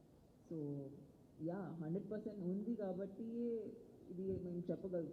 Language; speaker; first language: Telugu; non-native, fluent; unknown